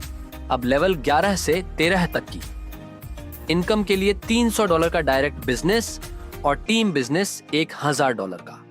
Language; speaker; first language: Hindi; native; Hindi